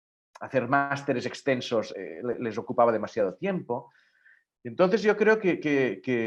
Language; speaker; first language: Spanish; native; Spanish